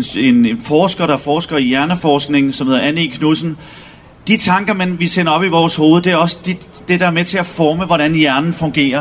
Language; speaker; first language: Danish; native; Danish